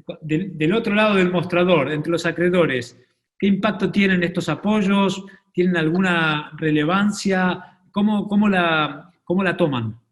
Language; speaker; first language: Spanish; native; Spanish